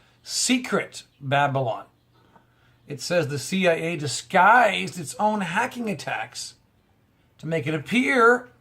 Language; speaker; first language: English; native; English